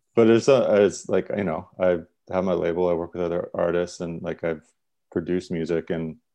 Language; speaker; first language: English; native; English